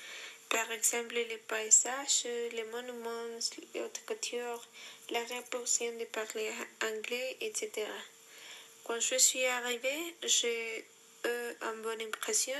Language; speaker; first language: French; non-native, learner; Spanish